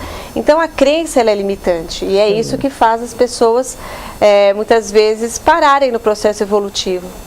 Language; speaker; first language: Portuguese; native; Portuguese